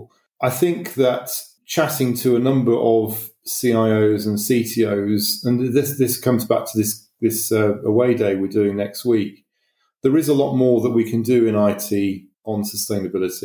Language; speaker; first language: English; native; English